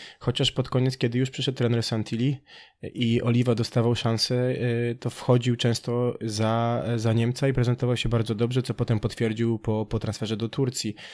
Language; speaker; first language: Polish; native; Polish